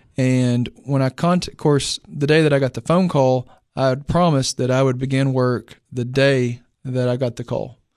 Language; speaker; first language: English; native; English